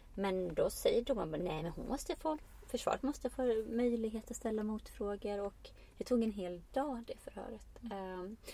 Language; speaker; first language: Swedish; non-native, fluent; Icelandic